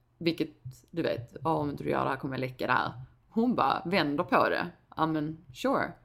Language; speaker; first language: Swedish; native; Swedish